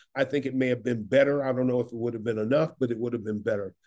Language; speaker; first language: English; native; English